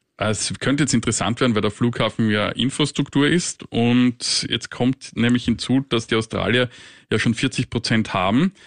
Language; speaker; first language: German; native; German